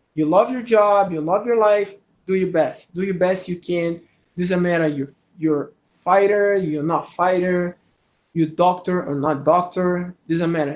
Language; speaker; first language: English; non-native, learner; Portuguese